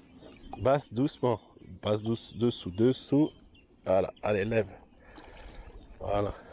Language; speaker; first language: French; native; French